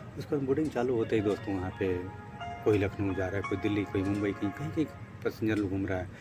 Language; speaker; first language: Hindi; native; Hindi